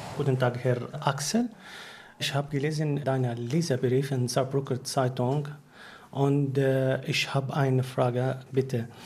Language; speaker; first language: German; non-native, learner; Arabic